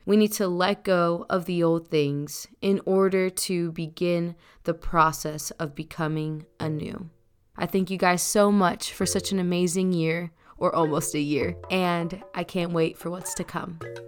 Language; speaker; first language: English; early bilingual, other home language; Spanish